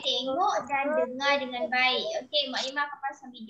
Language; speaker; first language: Malay; native; Malay